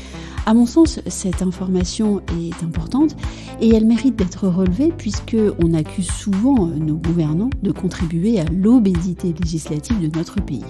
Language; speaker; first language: French; native; French